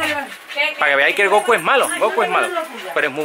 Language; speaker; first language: Spanish; native; Spanish